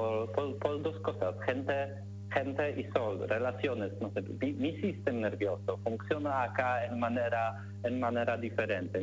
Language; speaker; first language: Spanish; non-native, learner; Polish